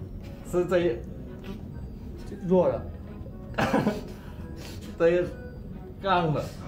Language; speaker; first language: Chinese; non-native, learner; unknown